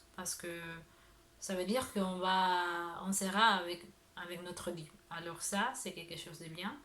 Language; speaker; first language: French; non-native, learner; Spanish